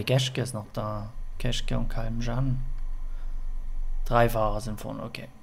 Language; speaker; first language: German; native; German